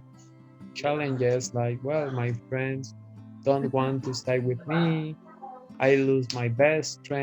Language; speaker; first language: English; non-native, fluent; Spanish